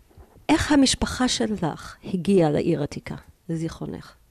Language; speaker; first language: Hebrew; native; Hebrew